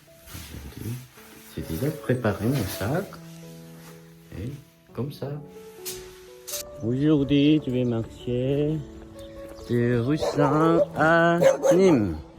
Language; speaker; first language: French; non-native, learner; Korean